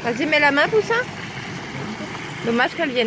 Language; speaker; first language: French; native; French